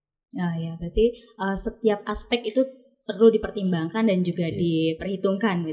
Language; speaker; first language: Indonesian; native; Indonesian